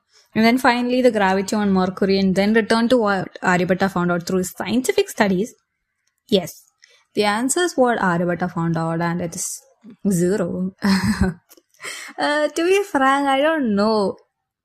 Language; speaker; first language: English; non-native, local second language; Malayalam